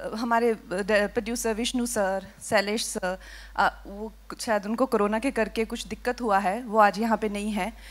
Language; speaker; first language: Hindi; native; Hindi